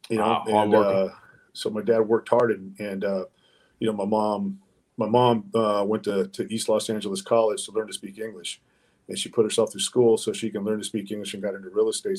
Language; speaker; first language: English; early bilingual, other home language; Spanish